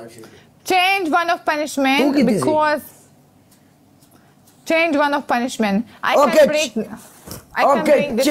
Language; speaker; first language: English; non-native, learner; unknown